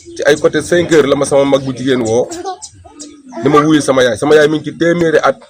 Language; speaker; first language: Wolof; non-native, local second language; Fula